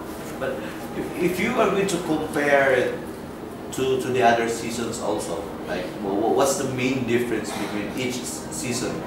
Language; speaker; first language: English; non-native, fluent; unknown